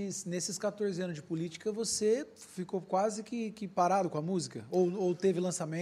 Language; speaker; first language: Portuguese; native; Portuguese